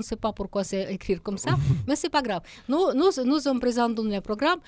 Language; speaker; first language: French; non-native, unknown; Russian